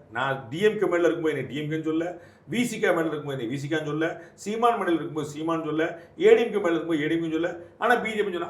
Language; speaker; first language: Tamil; non-native, local second language; Hindi